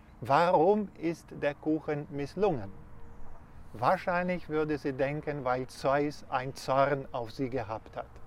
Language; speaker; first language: German; non-native, fluent; Portuguese